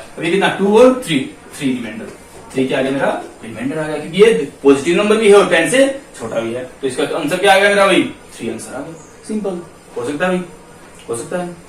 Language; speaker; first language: Hindi; native; Hindi